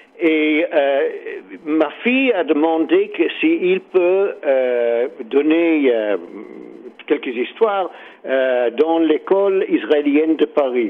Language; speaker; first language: French; non-native, learner; English